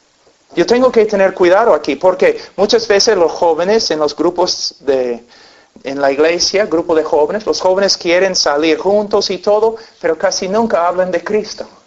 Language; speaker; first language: Spanish; non-native, fluent; English